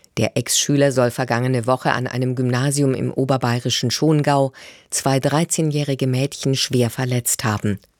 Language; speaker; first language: German; native; German